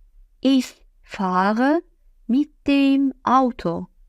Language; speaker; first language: German; non-native, fluent; Azerbaijani